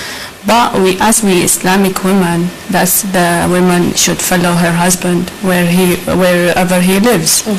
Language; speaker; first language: English; non-native, learner; Arabic